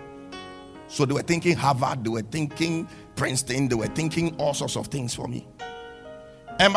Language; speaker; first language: English; non-native, local second language; Akan